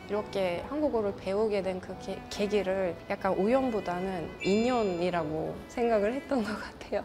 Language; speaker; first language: Korean; non-native, fluent; Turkish